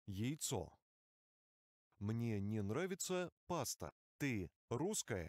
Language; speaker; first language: Russian; non-native, learner; English